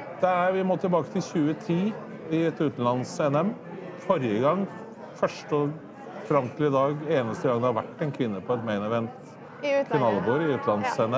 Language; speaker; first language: Norwegian; native; Norwegian